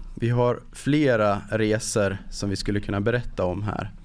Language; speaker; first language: Swedish; native; Swedish